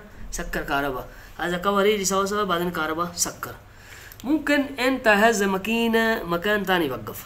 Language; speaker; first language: Arabic; non-native, learner; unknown